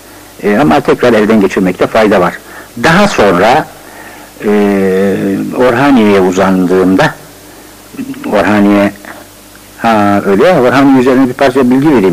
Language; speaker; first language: Turkish; native; Turkish